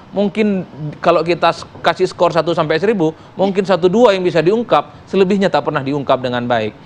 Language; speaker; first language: Indonesian; non-native, local second language; Madurese